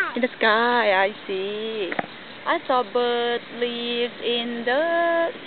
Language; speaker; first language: English; non-native, fluent; Thai